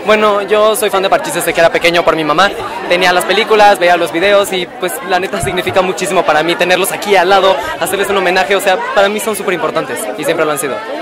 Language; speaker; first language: Spanish; native; Spanish